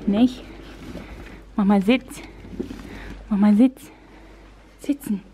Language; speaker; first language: German; native; German